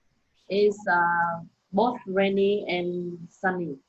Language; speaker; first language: English; non-native, learner; Vietnamese